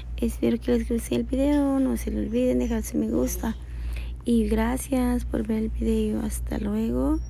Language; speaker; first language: Spanish; native; Spanish